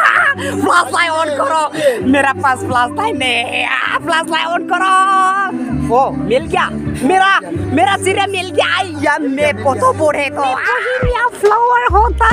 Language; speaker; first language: Hindi; non-native, local second language; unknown